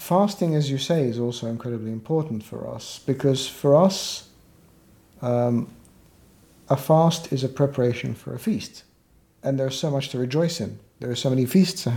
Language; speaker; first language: English; native; English